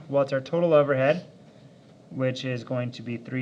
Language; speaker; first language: English; native; English